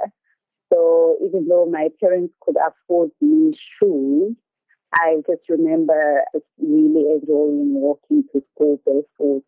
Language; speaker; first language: English; non-native, local second language; Zulu